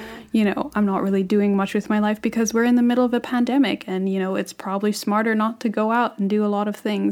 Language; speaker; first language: English; non-native, local second language; Cantonese